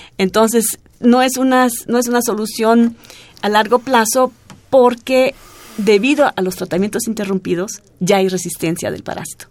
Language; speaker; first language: Spanish; non-native, fluent; German